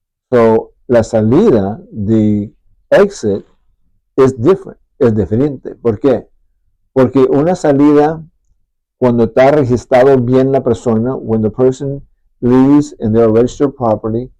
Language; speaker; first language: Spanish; early bilingual, heritage; Spanish